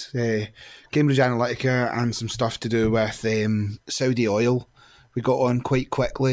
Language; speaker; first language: English; native; English